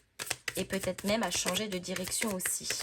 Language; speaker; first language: French; native; French